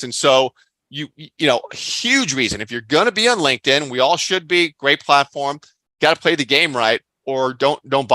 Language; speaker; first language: English; native; English